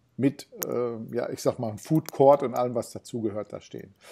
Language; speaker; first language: German; native; German